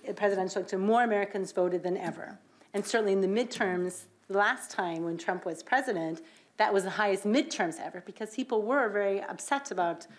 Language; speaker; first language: English; native; English